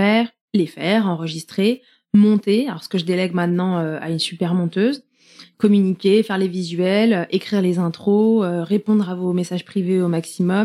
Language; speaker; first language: French; native; French